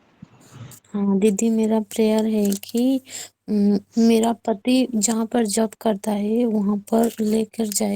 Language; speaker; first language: Hindi; non-native, local second language; Odia